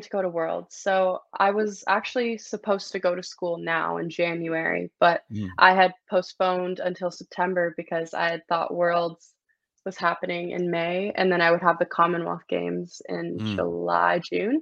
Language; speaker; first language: English; native; English